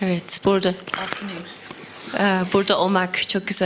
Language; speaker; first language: Turkish; non-native, fluent; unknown